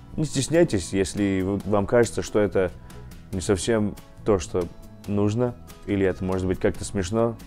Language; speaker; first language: Russian; early bilingual, heritage; Russian